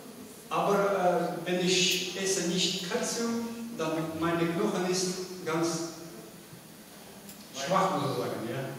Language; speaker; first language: German; non-native, learner; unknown